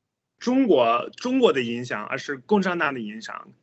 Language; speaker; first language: Chinese; non-native, fluent; English